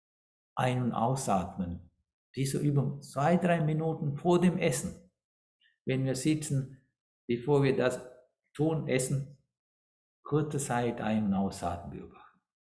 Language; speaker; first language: German; non-native, fluent; Sinhala